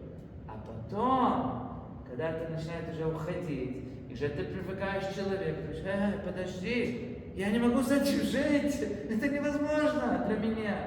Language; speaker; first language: Russian; early bilingual, heritage; Russian